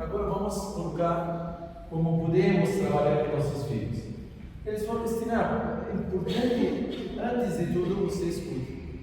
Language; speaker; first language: Portuguese; non-native, fluent; Arabic